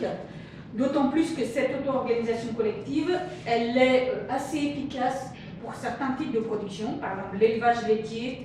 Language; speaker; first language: French; native; French